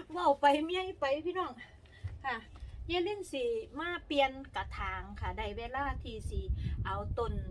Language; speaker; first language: Thai; native; Thai